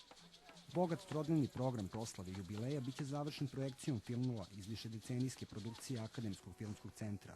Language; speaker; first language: Serbian; native; Serbian